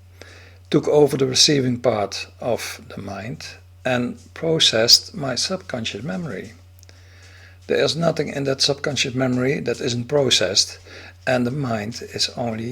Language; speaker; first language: English; non-native, fluent; Dutch